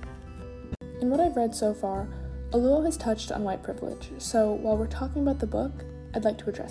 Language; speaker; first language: English; native; English